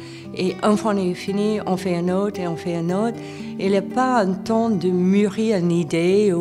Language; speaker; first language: French; non-native, fluent; English